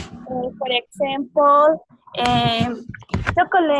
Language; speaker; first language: English; non-native, learner; Spanish